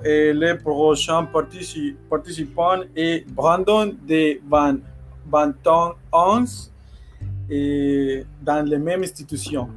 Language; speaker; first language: French; non-native, learner; Spanish